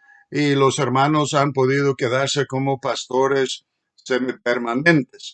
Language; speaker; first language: Spanish; non-native, fluent; English